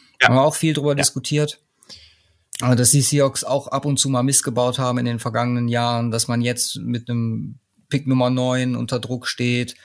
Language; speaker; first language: German; native; German